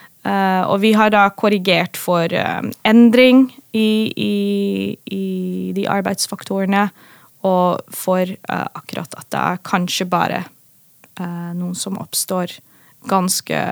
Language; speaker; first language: Norwegian; non-native, fluent; Dutch